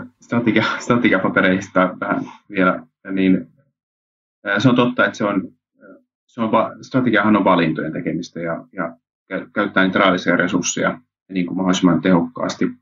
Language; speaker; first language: Finnish; early bilingual, heritage; Finnish